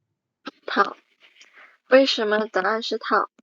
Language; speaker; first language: Chinese; non-native, fluent; Indonesian